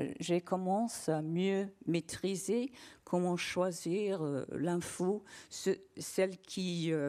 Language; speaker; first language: French; non-native, learner; English